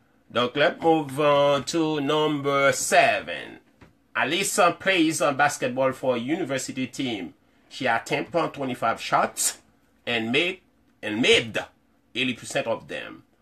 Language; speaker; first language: English; non-native, fluent; Haitian Creole